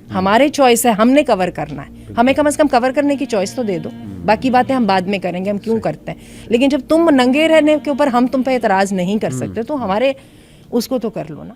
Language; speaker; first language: Urdu; native; Urdu